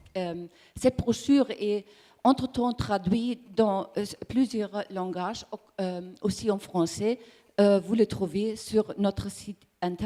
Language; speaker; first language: French; non-native, learner; German